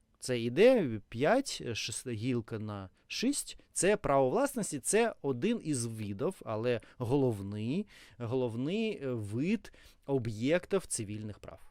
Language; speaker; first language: Ukrainian; non-native, local second language; Russian